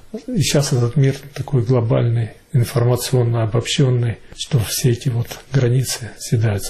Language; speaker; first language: Russian; native; Russian